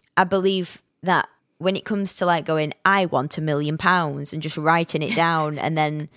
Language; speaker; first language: English; native; English